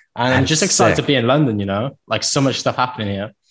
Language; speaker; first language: English; native; English